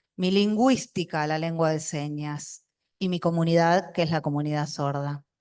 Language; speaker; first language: Spanish; non-native, local second language; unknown